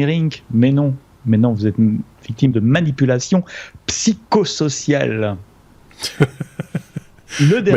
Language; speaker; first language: French; native; French